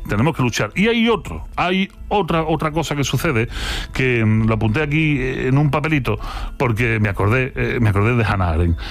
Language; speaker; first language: Spanish; native; Spanish